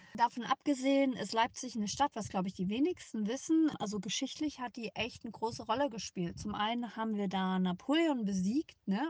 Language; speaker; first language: German; native; German